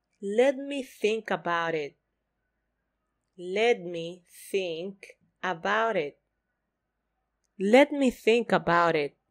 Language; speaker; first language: English; non-native, fluent; Spanish